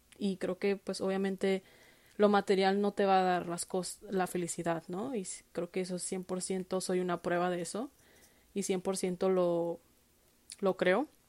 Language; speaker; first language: Spanish; native; Spanish